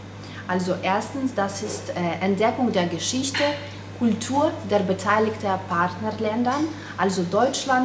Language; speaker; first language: German; non-native, fluent; Ukrainian